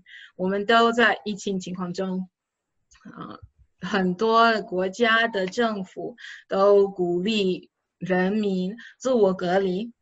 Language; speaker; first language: Chinese; non-native, fluent; English